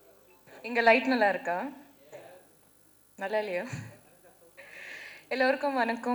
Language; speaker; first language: Tamil; non-native, fluent; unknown